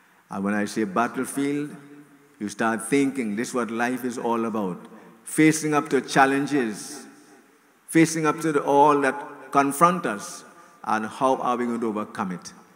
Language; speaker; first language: English; native; English